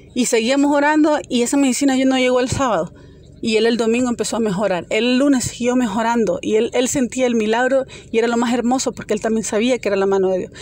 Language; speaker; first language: Spanish; native; Spanish